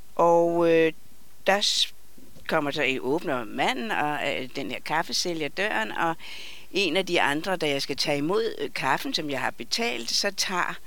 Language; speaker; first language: Danish; native; Danish